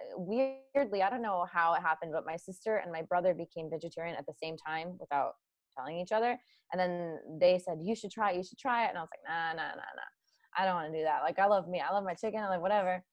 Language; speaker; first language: English; native; English